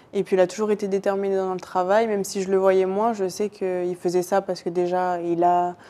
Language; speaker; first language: French; native; French